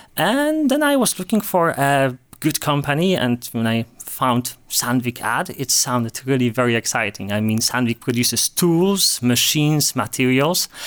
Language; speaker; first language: English; non-native, fluent; Polish